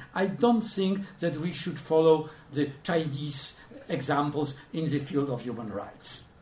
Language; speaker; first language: English; non-native, fluent; Polish